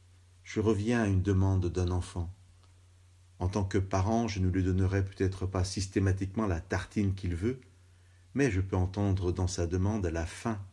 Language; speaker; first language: French; native; French